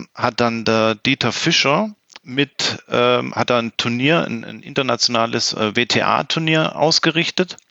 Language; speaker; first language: German; native; German